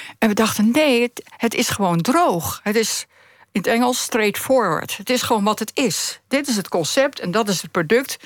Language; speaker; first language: Dutch; native; Dutch